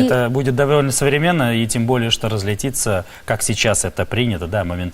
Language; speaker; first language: Russian; native; Russian